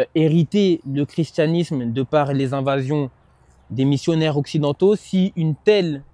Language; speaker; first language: French; native; French